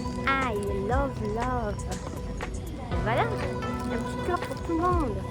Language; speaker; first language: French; non-native, local second language; Arabic